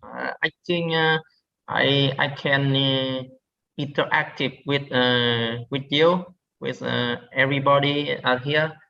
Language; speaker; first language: English; non-native, learner; Vietnamese